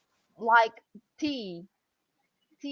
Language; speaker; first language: English; non-native, learner; Vietnamese